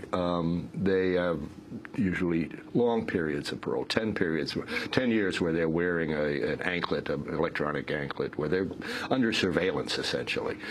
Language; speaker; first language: English; native; English